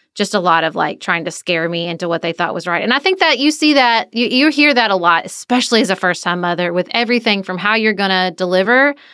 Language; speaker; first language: English; native; English